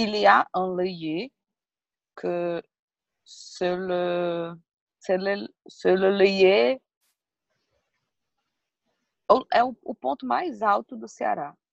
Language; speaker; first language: French; non-native, learner; Portuguese